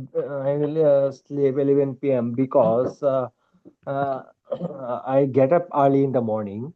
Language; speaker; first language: English; non-native, learner; Bangla